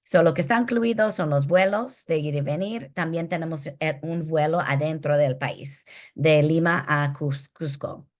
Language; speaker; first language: Spanish; early bilingual, heritage; Spanish